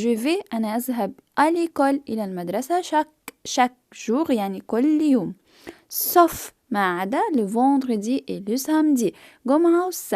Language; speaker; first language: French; non-native, fluent; Arabic